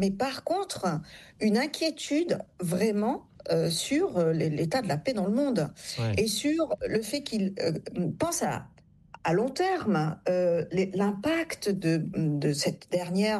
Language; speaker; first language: French; native; French